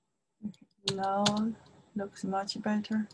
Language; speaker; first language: English; non-native, learner; Chinese